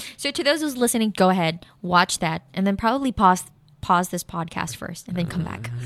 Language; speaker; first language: English; non-native, local second language; Filipino